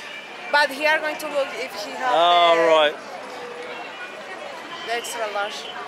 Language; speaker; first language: English; non-native, learner; Spanish